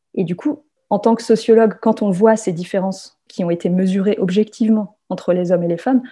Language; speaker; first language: French; native; French